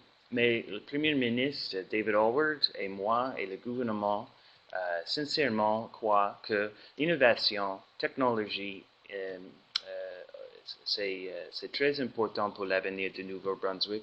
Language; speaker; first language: French; non-native, learner; English